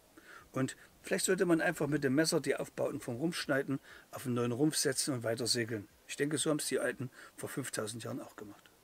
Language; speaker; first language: German; native; German